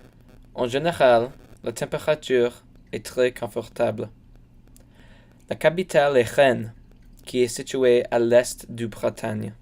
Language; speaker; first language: French; non-native, learner; English